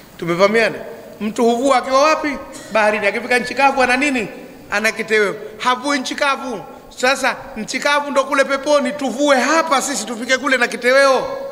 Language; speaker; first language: Swahili; native; Swahili